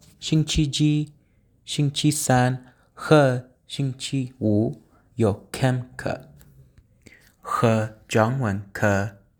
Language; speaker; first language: Chinese; non-native, learner; English